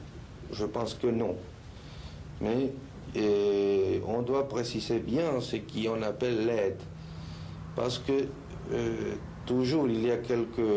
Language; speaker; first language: French; non-native, fluent; Spanish